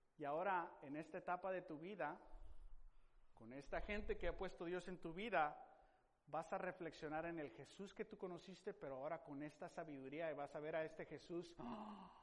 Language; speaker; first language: Spanish; non-native, fluent; English